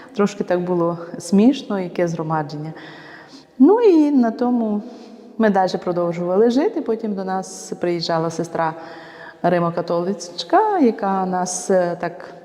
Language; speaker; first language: Ukrainian; native; Ukrainian